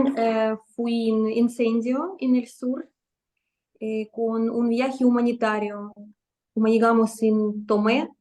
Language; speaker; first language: Spanish; non-native, fluent; Russian